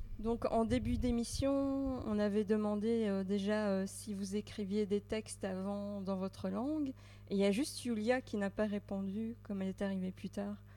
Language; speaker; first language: French; native; French